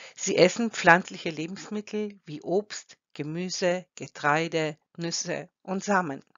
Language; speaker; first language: German; non-native, fluent; Croatian